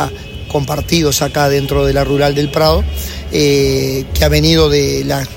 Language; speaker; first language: Spanish; native; Spanish